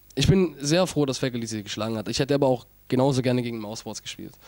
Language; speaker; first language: German; native; German